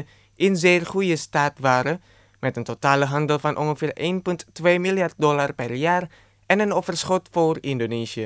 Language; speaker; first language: Dutch; non-native, fluent; Indonesian